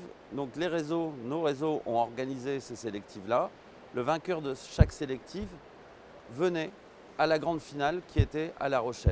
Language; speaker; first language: French; native; French